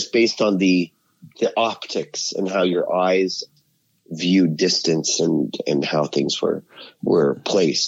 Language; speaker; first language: English; native; English